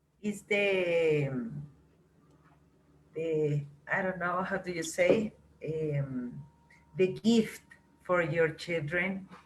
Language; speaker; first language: English; non-native, learner; Spanish